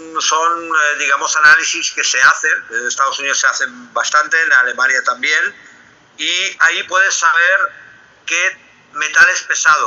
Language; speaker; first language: Spanish; native; Spanish